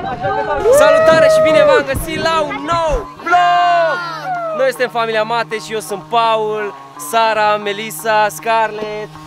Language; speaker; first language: Romanian; native; Romanian